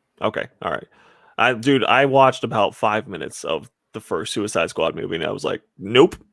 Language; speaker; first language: English; native; English